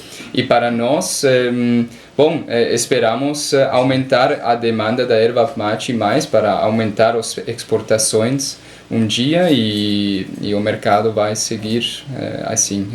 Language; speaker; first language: Portuguese; non-native, learner; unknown